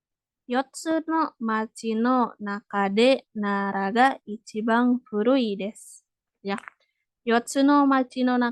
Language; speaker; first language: Japanese; non-native, fluent; Indonesian